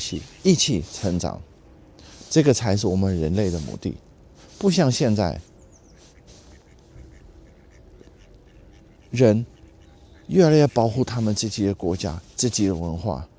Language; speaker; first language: Chinese; non-native, fluent; Dutch